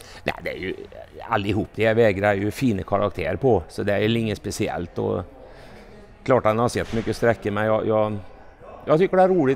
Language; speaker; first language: Swedish; native; Swedish